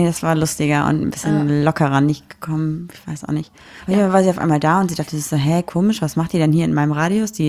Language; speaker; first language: German; native; German